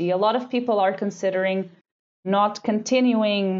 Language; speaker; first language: English; non-native, fluent; Portuguese